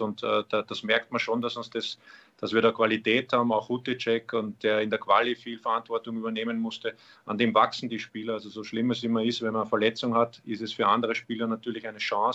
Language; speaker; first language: German; native; German